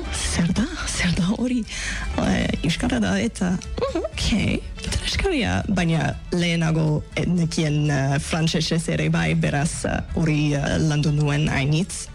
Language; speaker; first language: Basque; non-native, learner; English